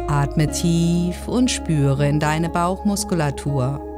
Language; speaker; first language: German; native; German